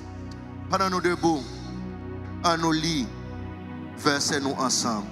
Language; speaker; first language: French; non-native, local second language; Haitian Creole